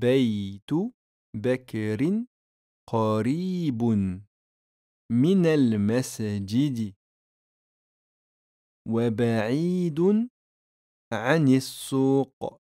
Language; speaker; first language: Arabic; non-native, fluent; French